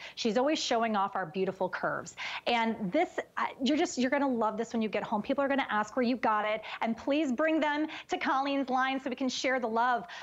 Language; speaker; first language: English; native; English